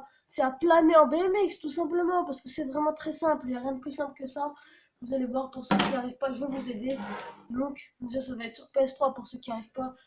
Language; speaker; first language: French; native; French